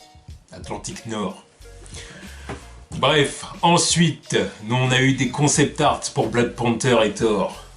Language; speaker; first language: French; native; French